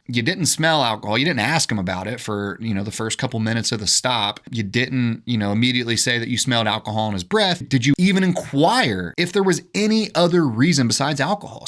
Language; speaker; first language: English; native; English